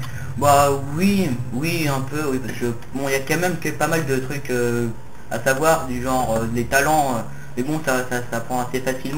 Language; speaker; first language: French; native; French